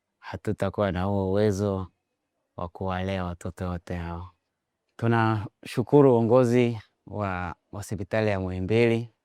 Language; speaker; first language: Swahili; native; Swahili